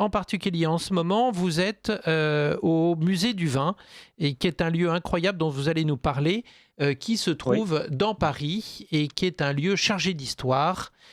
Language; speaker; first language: French; native; French